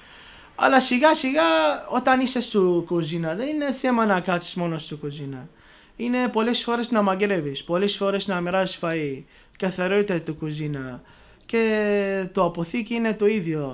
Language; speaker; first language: Greek; non-native, learner; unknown